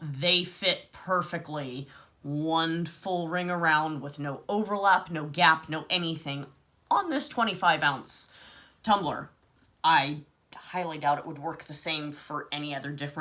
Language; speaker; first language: English; native; English